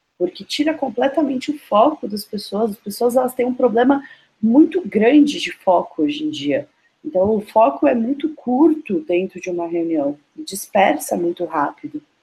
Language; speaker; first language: Portuguese; native; Portuguese